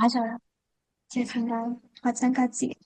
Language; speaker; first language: Korean; non-native, learner; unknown